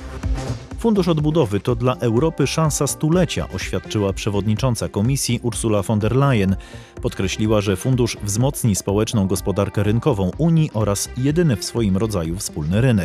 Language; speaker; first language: Polish; native; Polish